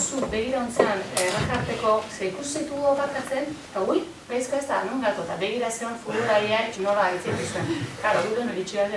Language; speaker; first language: Basque; native; Basque